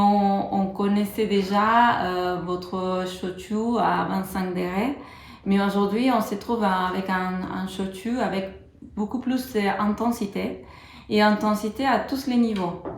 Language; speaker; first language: French; non-native, fluent; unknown